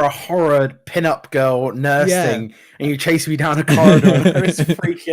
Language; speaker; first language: English; native; English